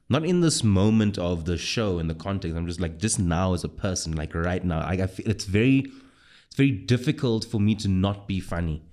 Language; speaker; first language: English; native; English